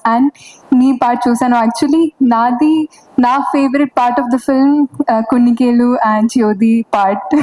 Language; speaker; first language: Telugu; non-native, fluent; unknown